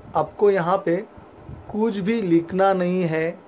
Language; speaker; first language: Hindi; non-native, local second language; Marathi